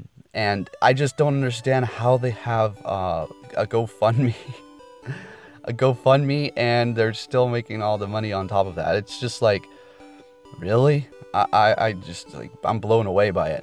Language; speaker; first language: English; native; English